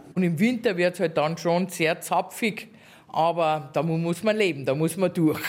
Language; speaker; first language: German; native; German